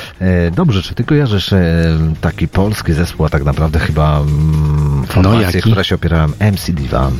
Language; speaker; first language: Polish; native; Polish